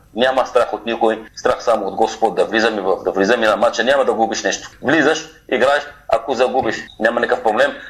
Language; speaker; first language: Bulgarian; non-native, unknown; Arabic